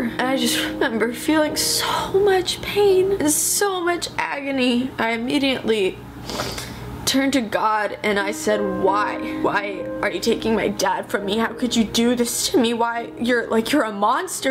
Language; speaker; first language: English; native; English